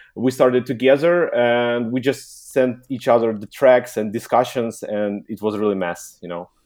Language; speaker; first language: English; non-native, learner; Ukrainian